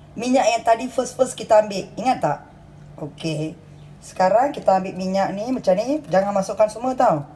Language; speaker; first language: Malay; non-native, local second language; Tamil